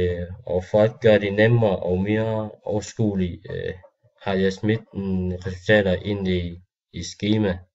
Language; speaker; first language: Danish; non-native, learner; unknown